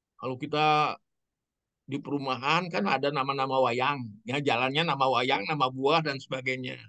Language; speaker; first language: Indonesian; native; Indonesian